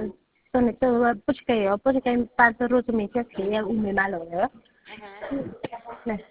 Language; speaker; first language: Czech; non-native, learner; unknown